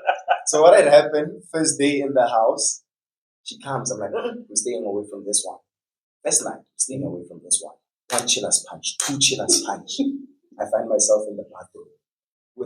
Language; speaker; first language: English; non-native, local second language; Tswana